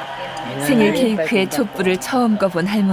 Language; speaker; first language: Korean; native; Korean